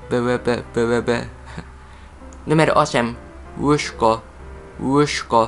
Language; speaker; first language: Polish; non-native, fluent; Japanese